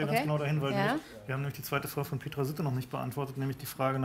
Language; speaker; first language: German; native; German